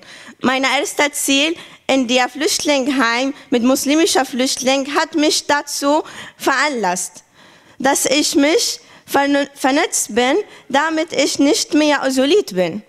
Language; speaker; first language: German; non-native, learner; Arabic